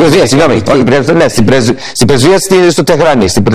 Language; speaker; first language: Greek; early bilingual, heritage; English